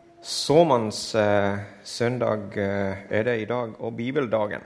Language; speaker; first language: Norwegian; non-native, fluent; Finnish